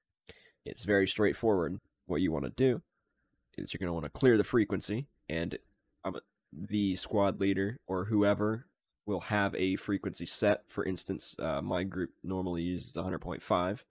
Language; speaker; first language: English; native; English